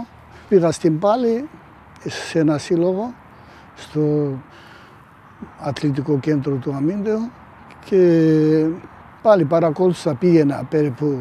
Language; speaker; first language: Greek; early bilingual, heritage; Greek